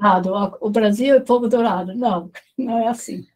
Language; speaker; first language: Portuguese; non-native, fluent; German